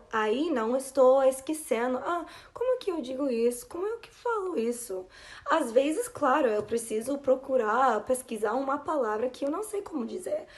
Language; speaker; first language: Portuguese; non-native, fluent; English